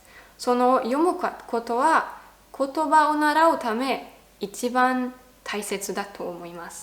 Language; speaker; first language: Japanese; non-native, fluent; German